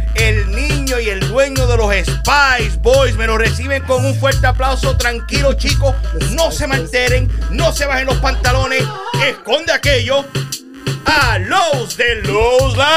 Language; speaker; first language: Spanish; native; Spanish